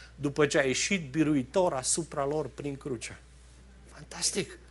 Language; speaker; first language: Romanian; native; Romanian